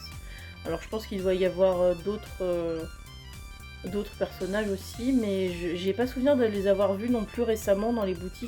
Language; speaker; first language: French; native; French